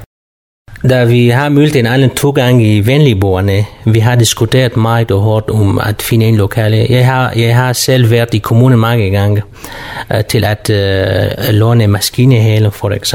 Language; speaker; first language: Danish; non-native, learner; Kurdish